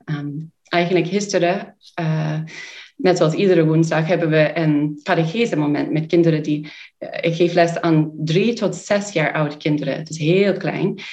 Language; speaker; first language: Dutch; non-native, fluent; English